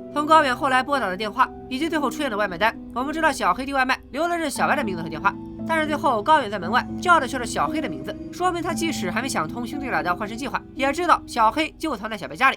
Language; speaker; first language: Chinese; native; Chinese